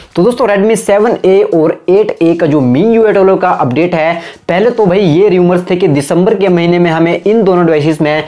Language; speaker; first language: Hindi; native; Hindi